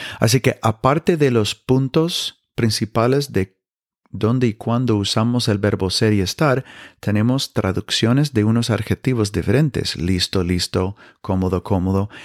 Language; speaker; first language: Spanish; non-native, fluent; English